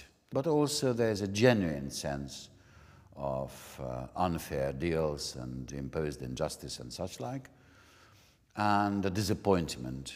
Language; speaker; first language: English; non-native, fluent; Hungarian